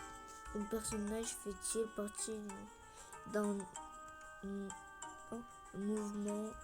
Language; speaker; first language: French; early bilingual, other home language; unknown